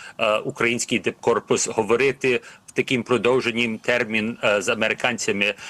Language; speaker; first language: Ukrainian; early bilingual, heritage; Ukrainian